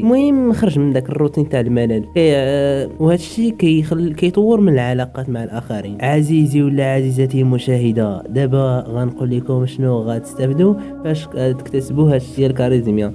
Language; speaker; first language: Arabic; native; Arabic